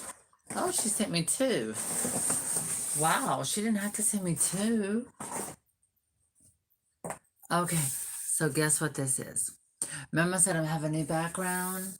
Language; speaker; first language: English; native; English